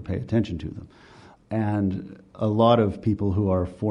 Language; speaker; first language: English; native; English